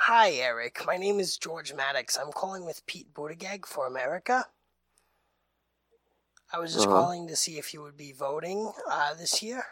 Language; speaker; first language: English; native; English